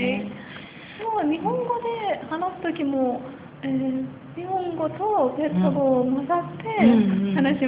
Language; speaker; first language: Japanese; non-native, learner; Persian